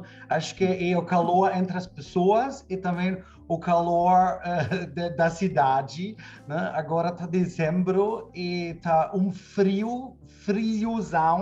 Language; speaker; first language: Portuguese; non-native, fluent; German